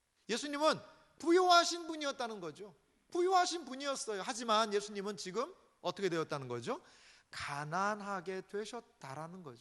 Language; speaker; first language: Korean; native; Korean